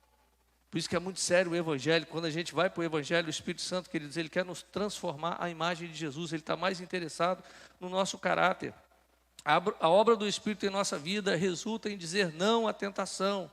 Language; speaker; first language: Portuguese; native; Portuguese